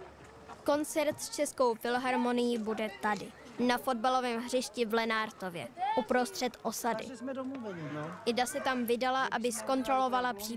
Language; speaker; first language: Czech; native; Czech